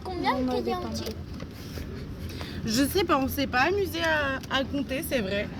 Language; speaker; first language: French; native; French